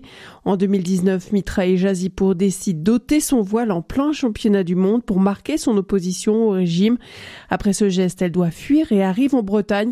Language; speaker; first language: French; native; French